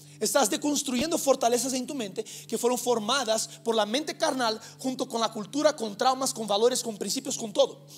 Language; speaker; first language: Spanish; non-native, fluent; Portuguese